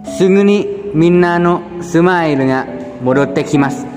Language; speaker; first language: Japanese; non-native, learner; Thai